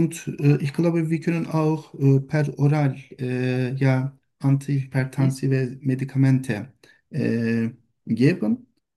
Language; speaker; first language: German; non-native, learner; Turkish